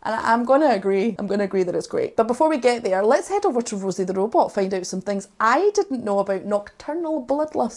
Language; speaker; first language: English; native; English